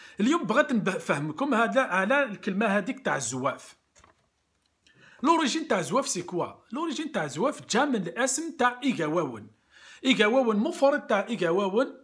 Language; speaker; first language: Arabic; non-native, local second language; Kabyle